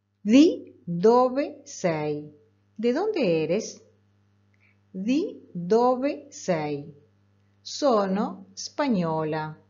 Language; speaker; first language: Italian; non-native, fluent; Spanish